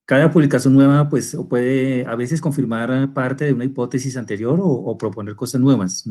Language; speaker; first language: Spanish; native; Spanish